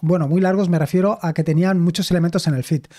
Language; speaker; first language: Spanish; native; Spanish